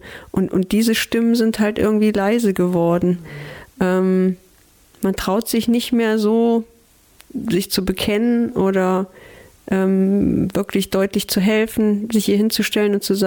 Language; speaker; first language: German; native; German